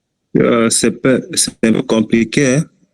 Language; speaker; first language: French; native; French